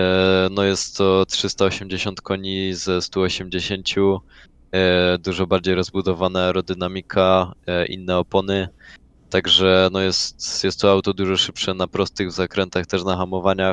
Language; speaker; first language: Polish; native; Polish